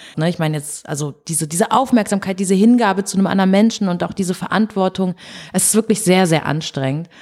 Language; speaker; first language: German; early bilingual, other home language; Portuguese